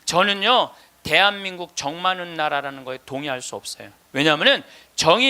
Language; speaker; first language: Korean; native; Korean